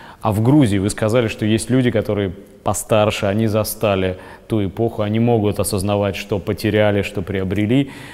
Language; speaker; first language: Russian; native; Russian